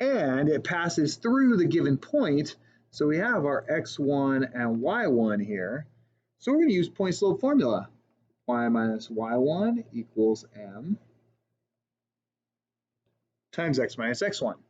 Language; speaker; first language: English; native; English